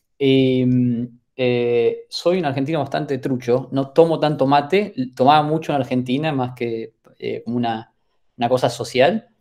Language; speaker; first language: Spanish; native; Spanish